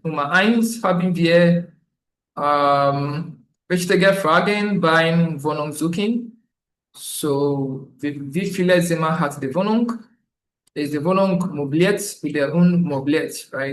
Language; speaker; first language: German; non-native, learner; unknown